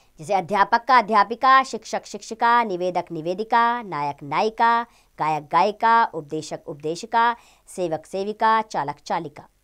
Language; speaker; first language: Hindi; native; Hindi